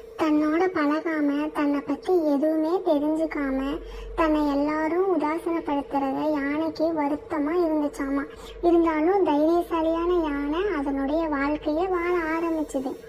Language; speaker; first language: Tamil; native; Tamil